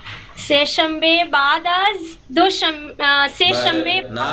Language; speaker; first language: Persian; non-native, learner; Urdu